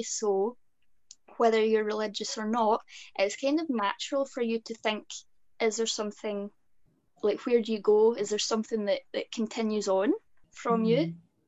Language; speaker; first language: English; native; English